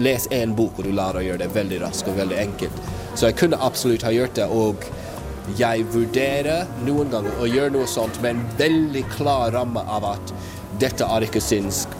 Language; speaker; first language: Norwegian; non-native, fluent; English